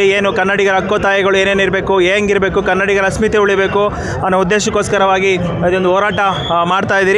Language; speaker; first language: Kannada; native; Kannada